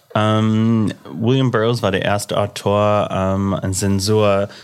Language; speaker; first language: German; non-native, fluent; English